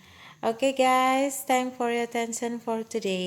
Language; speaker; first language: English; non-native, local second language; Indonesian